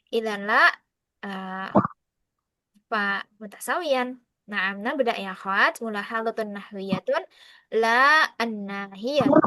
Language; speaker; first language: Arabic; non-native, fluent; Indonesian